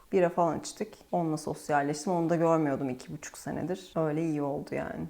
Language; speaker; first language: Turkish; native; Turkish